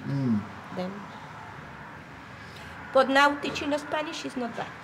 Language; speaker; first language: English; non-native, learner; Spanish